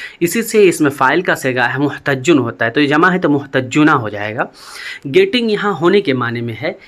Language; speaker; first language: Urdu; native; Urdu